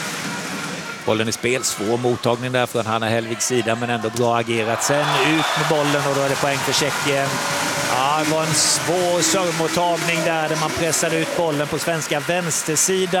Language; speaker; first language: Swedish; native; Swedish